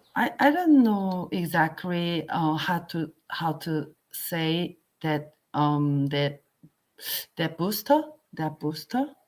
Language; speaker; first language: English; non-native, learner; Korean